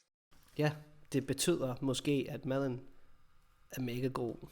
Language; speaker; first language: Danish; non-native, fluent; English